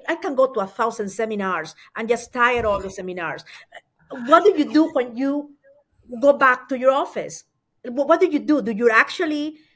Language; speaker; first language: English; non-native, fluent; Spanish